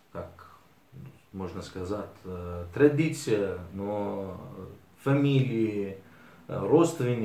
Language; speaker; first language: Russian; early bilingual, heritage; Arabic